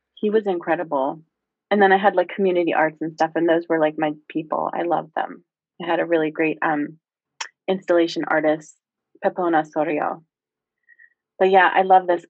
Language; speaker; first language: English; native; English